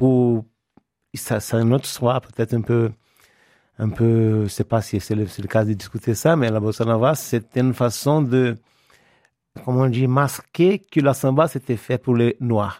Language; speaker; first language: French; non-native, fluent; Portuguese